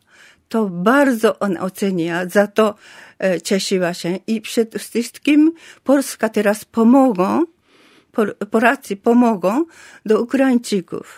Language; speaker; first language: Polish; non-native, learner; Japanese